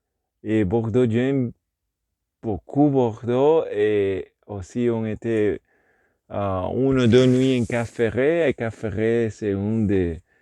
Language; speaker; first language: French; non-native, learner; Spanish